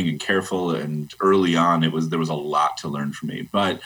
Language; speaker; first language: English; native; English